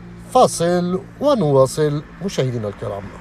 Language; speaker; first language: Arabic; native; Arabic